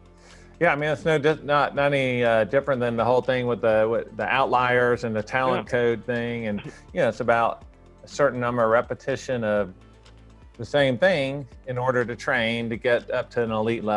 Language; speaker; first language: English; native; English